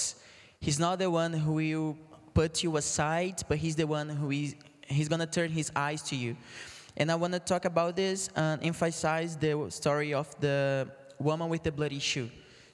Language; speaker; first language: English; non-native, fluent; Portuguese